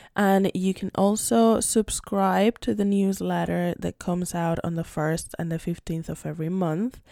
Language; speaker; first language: English; non-native, fluent; Spanish